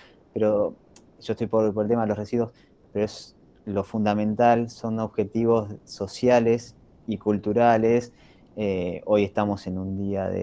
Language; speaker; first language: Spanish; native; Spanish